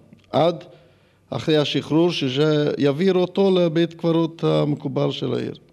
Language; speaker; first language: Hebrew; early bilingual, other home language; Hungarian